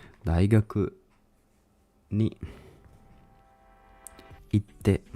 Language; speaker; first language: Japanese; non-native, learner; English